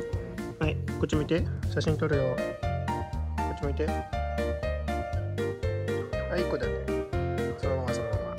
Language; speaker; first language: Japanese; native; Japanese